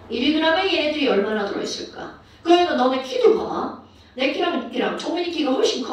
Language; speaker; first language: Korean; native; Korean